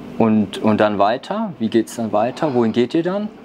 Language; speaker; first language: German; native; German